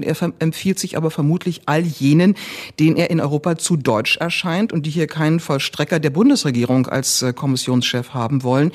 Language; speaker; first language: German; native; German